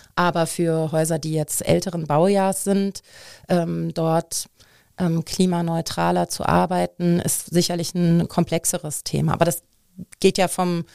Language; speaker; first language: German; native; German